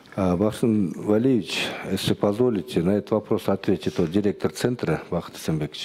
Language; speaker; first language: Russian; non-native, local second language; Kyrgyz